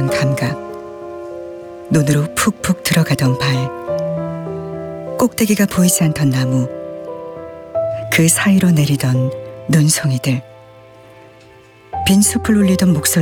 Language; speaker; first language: Korean; native; Korean